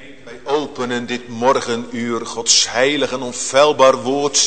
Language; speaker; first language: Dutch; native; Dutch